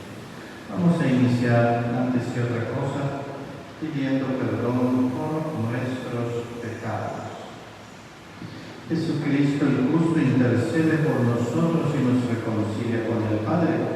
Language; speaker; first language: Spanish; native; Spanish